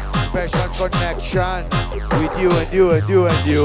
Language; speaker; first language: English; non-native, learner; Spanish